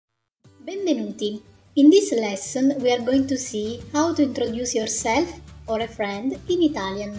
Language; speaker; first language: English; non-native, fluent; Italian